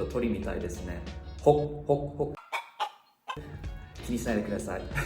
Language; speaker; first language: Japanese; non-native, fluent; Thai